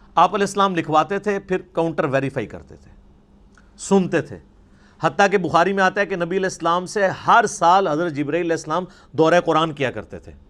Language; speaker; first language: Urdu; non-native, local second language; Punjabi